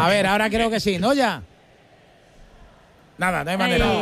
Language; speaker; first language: Spanish; native; Spanish